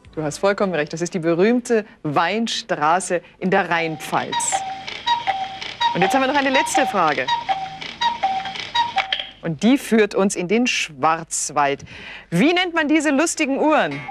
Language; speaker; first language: German; native; German